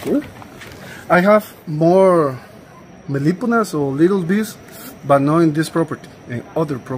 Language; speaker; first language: English; non-native, learner; Spanish